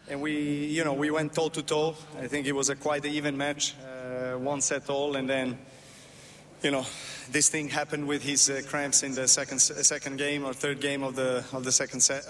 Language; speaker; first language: English; non-native, fluent; Serbian